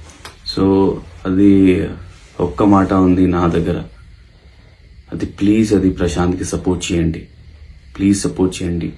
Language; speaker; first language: Telugu; non-native, local second language; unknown